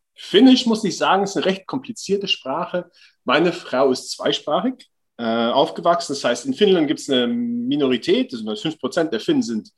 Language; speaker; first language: German; native; German